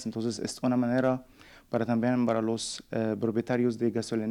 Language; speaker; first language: Spanish; non-native, learner; Arabic